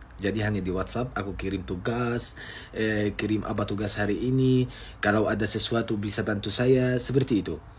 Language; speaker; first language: Indonesian; non-native, fluent; Arabic